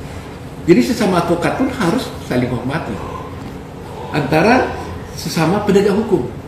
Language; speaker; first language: Indonesian; native; Indonesian